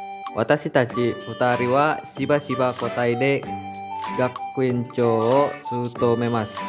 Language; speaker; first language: Japanese; non-native, learner; Indonesian